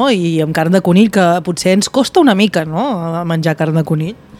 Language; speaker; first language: Catalan; native; Catalan